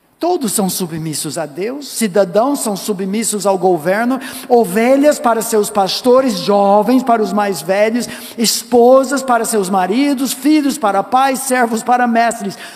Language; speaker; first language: Portuguese; non-native, fluent; English